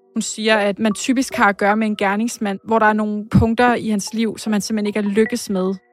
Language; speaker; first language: Danish; native; Danish